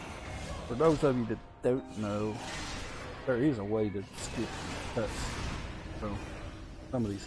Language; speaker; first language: English; native; English